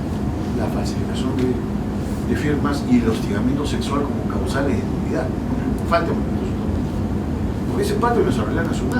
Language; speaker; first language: Spanish; native; Spanish